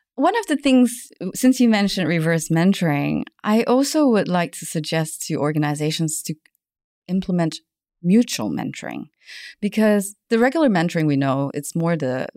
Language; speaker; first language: English; non-native, fluent; German